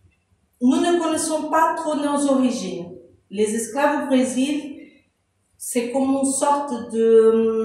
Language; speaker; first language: French; non-native, fluent; Portuguese